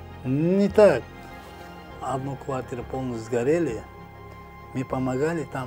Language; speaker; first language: Russian; non-native, learner; Uzbek